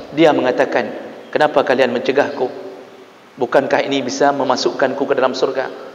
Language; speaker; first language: Malay; non-native, local second language; Achinese